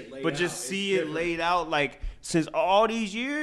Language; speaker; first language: English; native; English